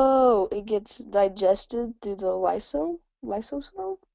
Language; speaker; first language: English; native; English